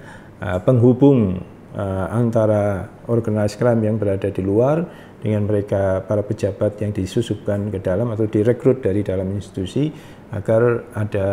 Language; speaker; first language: Indonesian; native; Indonesian